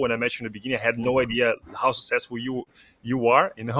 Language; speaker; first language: English; non-native, fluent; Portuguese